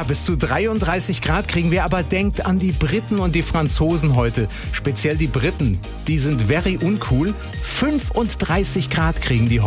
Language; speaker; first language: German; native; German